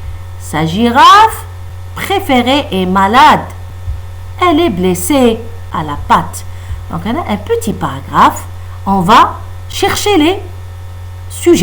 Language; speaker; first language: French; non-native, local second language; Arabic